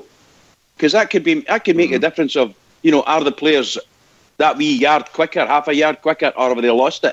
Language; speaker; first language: English; native; English